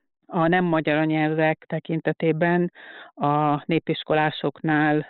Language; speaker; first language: Hungarian; native; Hungarian